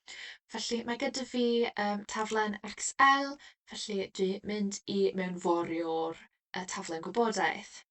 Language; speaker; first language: Welsh; non-native, local second language; English